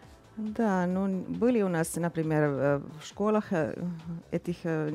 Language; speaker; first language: Russian; non-native, fluent; Finnish